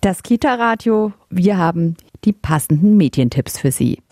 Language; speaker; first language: German; native; German